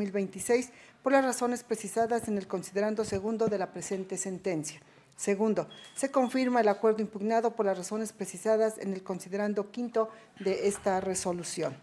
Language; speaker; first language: Spanish; native; Spanish